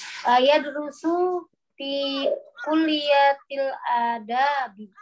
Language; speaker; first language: Arabic; non-native, learner; Indonesian